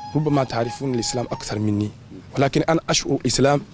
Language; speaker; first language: Arabic; non-native, fluent; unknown